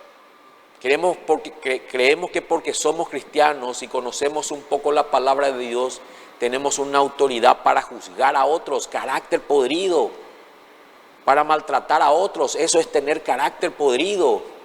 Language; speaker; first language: Spanish; native; Spanish